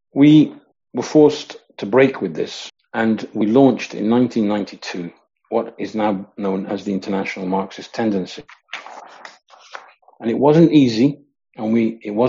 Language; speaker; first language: English; native; English